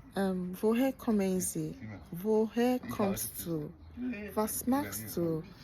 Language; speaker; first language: German; non-native, learner; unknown